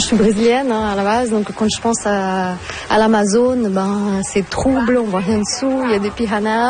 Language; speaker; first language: French; non-native, fluent; Portuguese